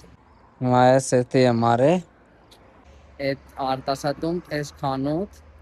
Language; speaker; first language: Armenian; non-native, learner; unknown